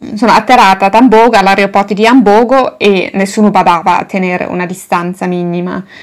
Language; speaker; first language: Italian; non-native, fluent; German